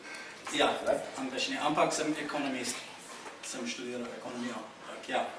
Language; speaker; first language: Slovenian; non-native, fluent; English